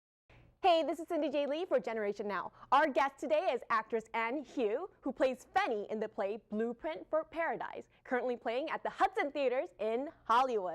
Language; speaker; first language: English; native; English